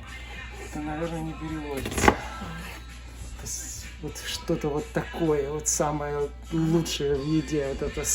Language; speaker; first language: Russian; native; Russian